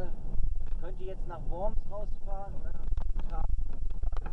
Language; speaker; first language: German; native; German